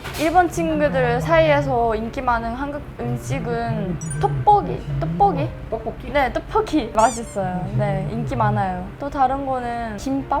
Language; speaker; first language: Korean; early bilingual, heritage; Japanese